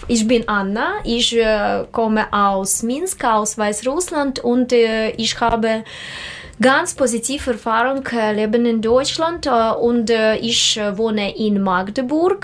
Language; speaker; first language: German; non-native, learner; Russian